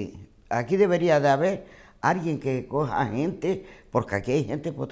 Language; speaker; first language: Spanish; native; Spanish